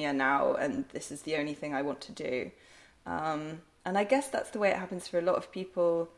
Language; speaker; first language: English; native; English